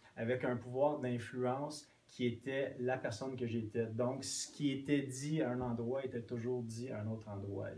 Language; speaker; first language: French; non-native, fluent; English